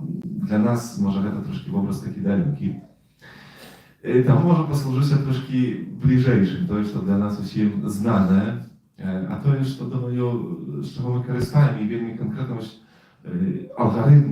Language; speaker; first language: Polish; non-native, learner; Russian